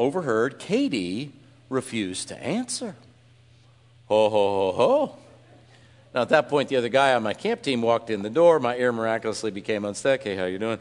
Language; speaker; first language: English; native; English